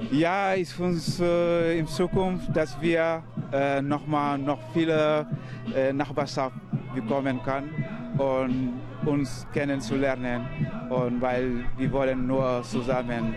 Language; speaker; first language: German; non-native, learner; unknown